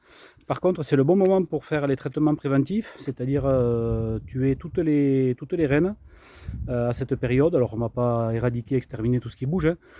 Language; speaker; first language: French; native; French